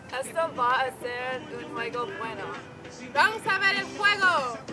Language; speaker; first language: Spanish; non-native, learner; English